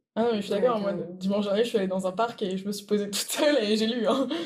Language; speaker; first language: French; native; French